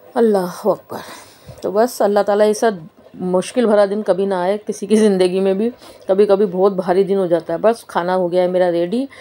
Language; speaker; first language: Hindi; native; Hindi